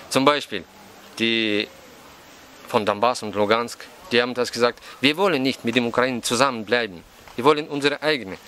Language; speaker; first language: German; non-native, fluent; Russian